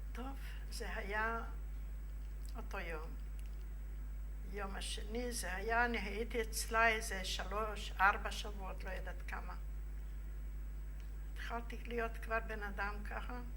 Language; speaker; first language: Hebrew; non-native, fluent; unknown